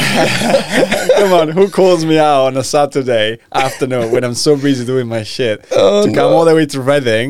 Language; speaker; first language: English; non-native, fluent; Italian